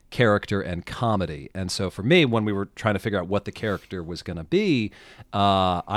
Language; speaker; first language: English; native; English